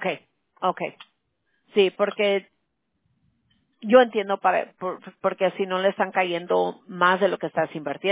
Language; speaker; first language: Spanish; early bilingual, heritage; Spanish